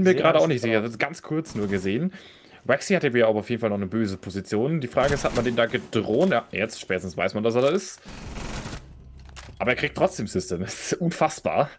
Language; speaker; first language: German; native; German